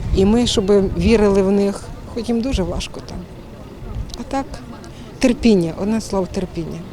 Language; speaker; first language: Ukrainian; native; Ukrainian